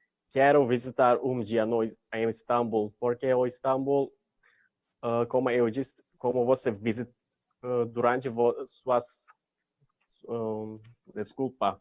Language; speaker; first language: Portuguese; non-native, learner; Turkish